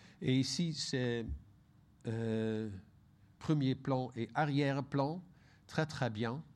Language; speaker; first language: French; non-native, fluent; Dutch